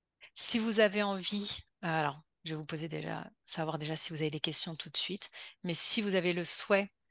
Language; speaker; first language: French; native; French